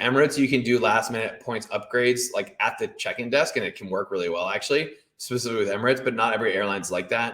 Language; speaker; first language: English; native; English